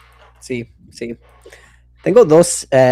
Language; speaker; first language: Spanish; non-native, fluent; English